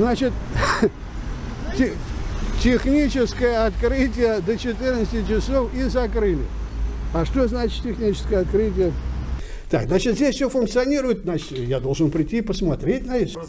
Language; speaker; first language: Russian; native; Russian